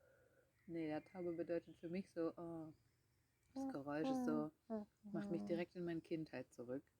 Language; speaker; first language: German; non-native, fluent; Dutch